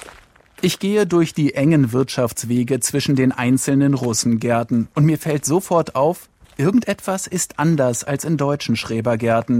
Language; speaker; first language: German; native; German